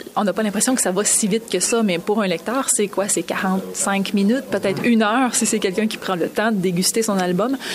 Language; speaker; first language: French; native; French